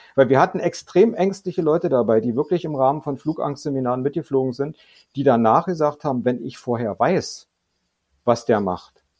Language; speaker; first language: German; native; German